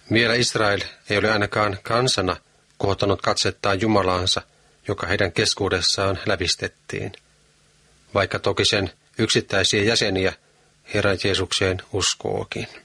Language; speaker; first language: Finnish; native; Finnish